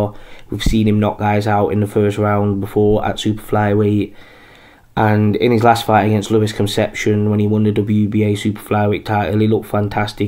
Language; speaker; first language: English; native; English